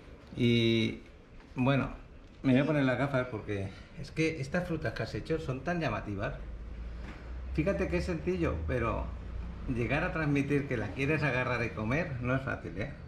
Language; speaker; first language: Spanish; native; Spanish